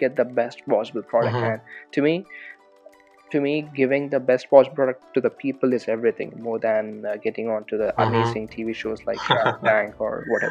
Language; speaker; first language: English; non-native, local second language; Telugu